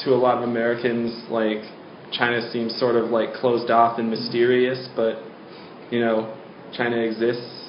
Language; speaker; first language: English; native; English